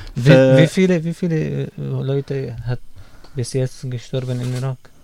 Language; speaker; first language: German; non-native, learner; Arabic